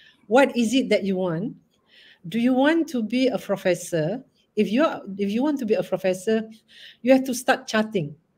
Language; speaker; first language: English; non-native, local second language; Malay